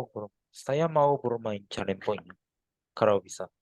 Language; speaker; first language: Indonesian; non-native, learner; Japanese